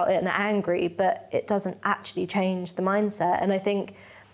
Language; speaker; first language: English; native; English